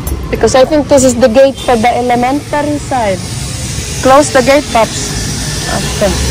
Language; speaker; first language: English; non-native, local second language; Aklanon